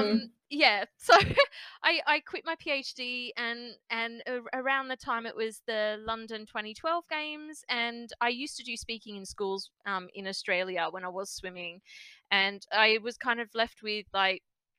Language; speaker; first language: English; native; English